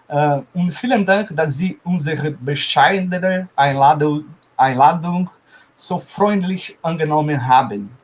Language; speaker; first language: German; non-native, fluent; Portuguese